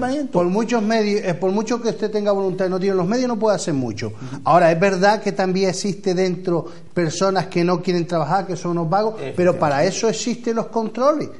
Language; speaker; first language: Spanish; native; Spanish